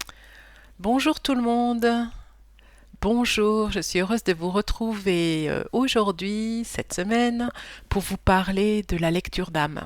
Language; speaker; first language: French; native; French